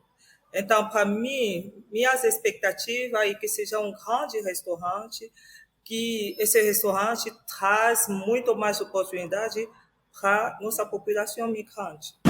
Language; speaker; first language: Portuguese; non-native, fluent; French